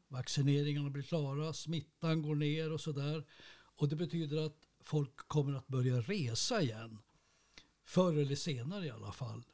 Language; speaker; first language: Swedish; native; Swedish